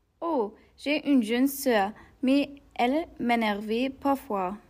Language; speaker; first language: French; non-native, learner; German